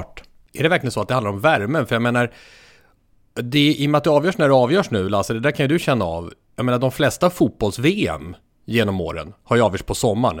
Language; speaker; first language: Swedish; native; Swedish